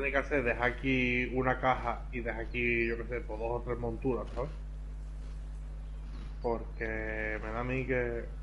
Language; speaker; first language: Spanish; native; Spanish